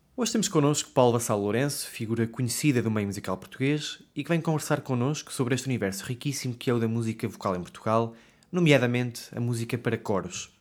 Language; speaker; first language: Portuguese; native; Portuguese